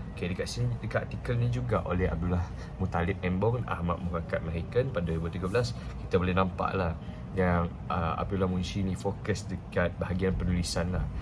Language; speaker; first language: Malay; non-native, local second language; Iban